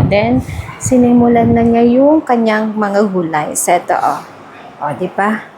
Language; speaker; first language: Filipino; non-native, local second language; Iloko